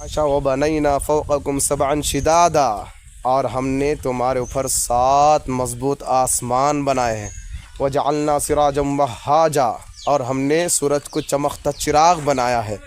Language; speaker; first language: Urdu; native; Urdu